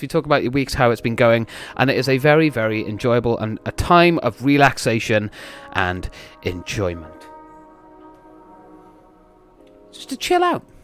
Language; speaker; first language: English; native; English